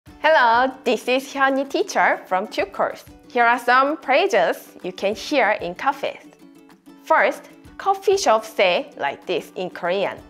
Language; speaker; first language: English; non-native, fluent; Korean